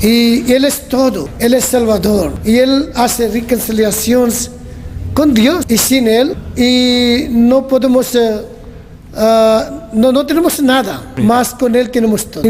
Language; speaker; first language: Spanish; non-native, learner; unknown